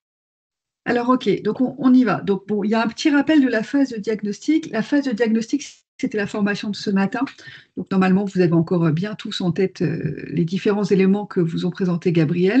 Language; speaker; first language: French; native; French